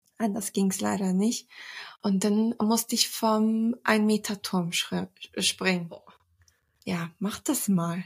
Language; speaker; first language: German; early bilingual, other home language; Turkish